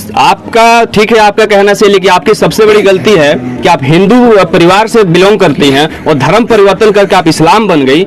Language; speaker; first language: Hindi; native; Hindi